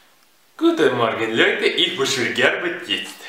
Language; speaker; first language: German; non-native, learner; Russian